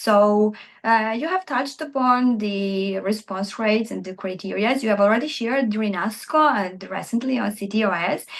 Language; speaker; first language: English; non-native, fluent; Armenian